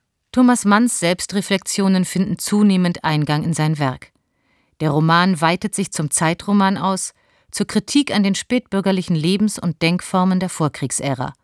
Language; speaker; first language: German; native; German